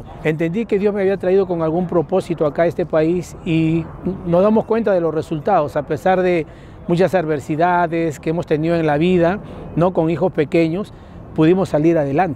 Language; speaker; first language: Spanish; native; Spanish